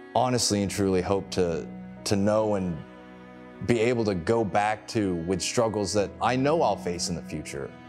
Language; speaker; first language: English; native; English